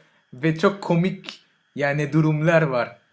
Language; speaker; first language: Turkish; non-native, learner; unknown